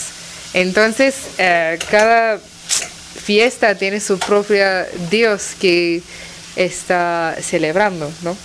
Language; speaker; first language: Spanish; non-native, learner; Tamil